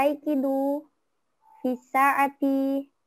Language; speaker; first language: Arabic; non-native, learner; Indonesian